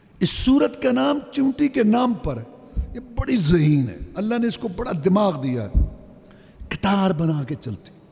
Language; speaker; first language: Urdu; non-native, local second language; Punjabi